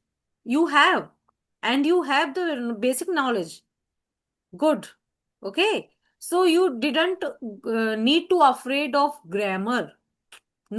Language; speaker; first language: English; non-native, learner; Hindi